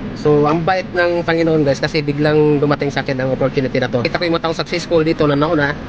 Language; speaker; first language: Filipino; native; Filipino